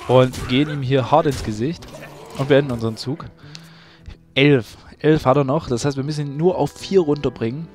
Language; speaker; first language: German; native; German